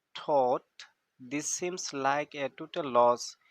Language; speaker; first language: English; non-native, local second language; Assamese